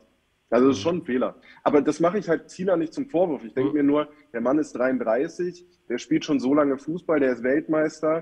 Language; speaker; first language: German; native; German